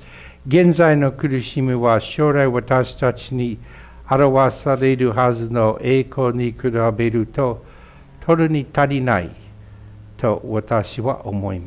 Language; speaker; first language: Japanese; non-native, fluent; English